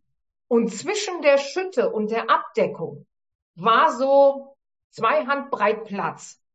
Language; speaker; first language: German; native; German